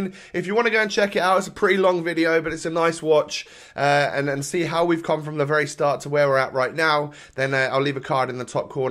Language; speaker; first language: English; native; English